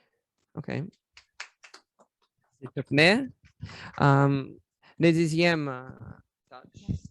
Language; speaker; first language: French; non-native, learner; Russian